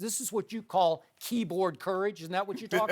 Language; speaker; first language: English; native; English